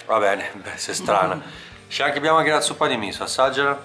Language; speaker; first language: Italian; native; Italian